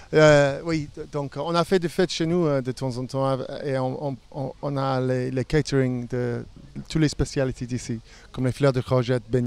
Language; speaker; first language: French; non-native, fluent; English